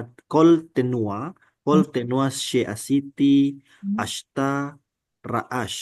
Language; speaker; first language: Hebrew; non-native, learner; Indonesian